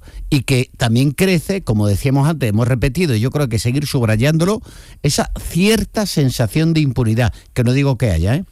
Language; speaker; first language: Spanish; native; Spanish